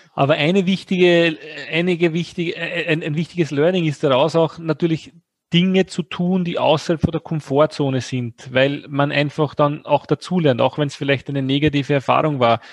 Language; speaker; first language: German; native; German